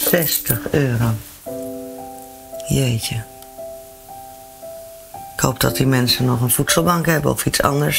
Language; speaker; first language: Dutch; native; Dutch